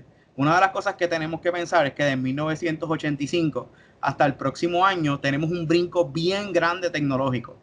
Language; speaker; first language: Spanish; native; Spanish